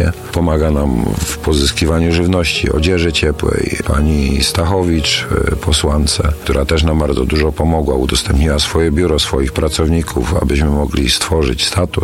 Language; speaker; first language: Polish; native; Polish